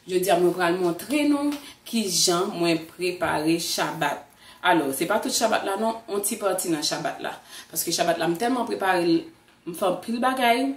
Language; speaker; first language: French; non-native, learner; Haitian Creole